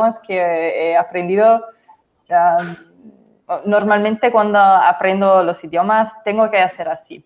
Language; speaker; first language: Spanish; non-native, fluent; English